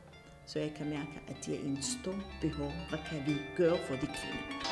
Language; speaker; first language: Danish; non-native, fluent; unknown